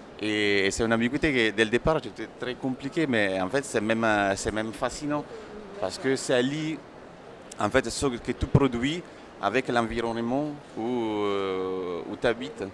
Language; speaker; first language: French; non-native, fluent; Italian